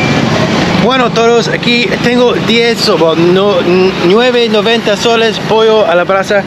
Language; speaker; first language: Spanish; non-native, learner; English